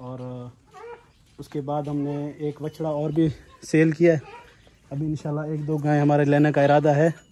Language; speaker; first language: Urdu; non-native, local second language; Saraiki